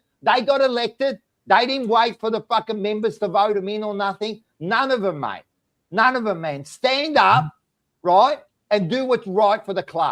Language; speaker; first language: English; native; English